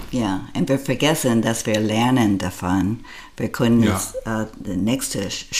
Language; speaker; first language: German; non-native, learner; English